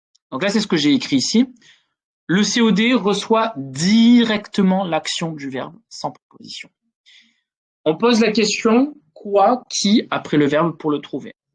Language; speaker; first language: French; native; French